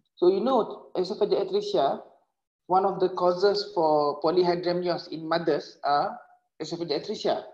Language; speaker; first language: English; non-native, local second language; Malay